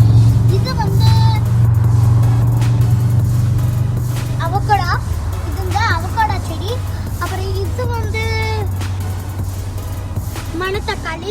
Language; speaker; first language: Tamil; early bilingual, heritage; Tamil